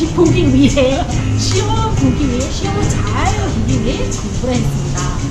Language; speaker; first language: Korean; non-native, learner; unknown